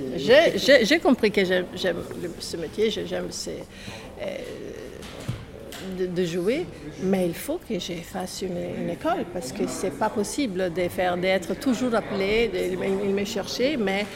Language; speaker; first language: French; non-native, fluent; Italian